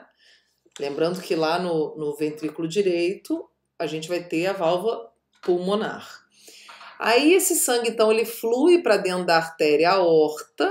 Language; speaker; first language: Portuguese; native; Portuguese